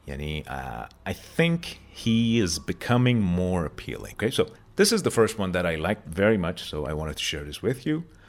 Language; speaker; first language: English; non-native, fluent; Persian